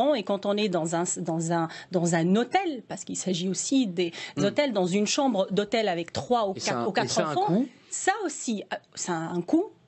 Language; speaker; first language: French; non-native, local second language; Arabic